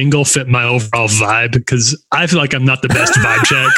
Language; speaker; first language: English; native; English